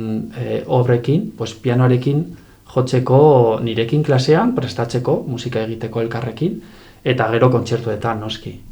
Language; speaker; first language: Basque; non-native, local second language; Spanish